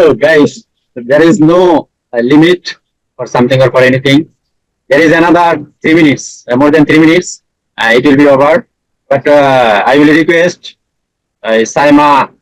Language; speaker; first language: English; non-native, learner; Bangla